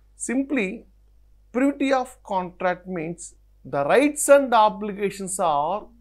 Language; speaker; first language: English; non-native, local second language; Telugu